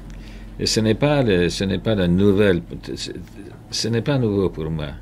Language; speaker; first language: French; non-native, fluent; Polish